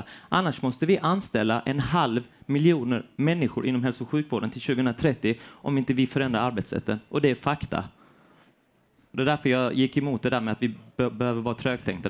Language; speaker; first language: Swedish; native; Swedish